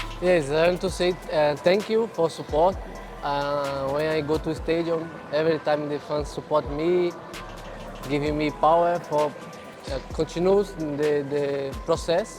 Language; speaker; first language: English; non-native, learner; Portuguese